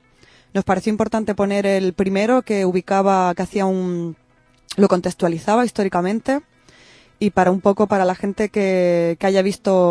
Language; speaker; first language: Spanish; native; Spanish